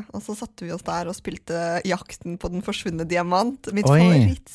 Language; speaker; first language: Norwegian; native; Norwegian